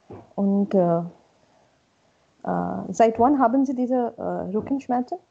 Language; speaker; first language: German; non-native, learner; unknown